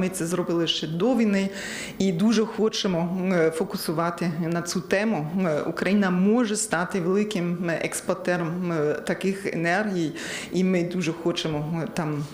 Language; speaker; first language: Ukrainian; non-native, learner; German